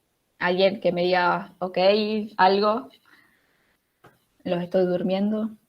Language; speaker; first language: Spanish; native; Spanish